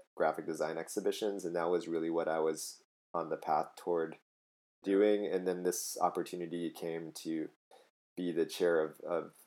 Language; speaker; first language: English; native; English